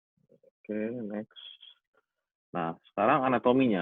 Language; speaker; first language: Indonesian; native; Indonesian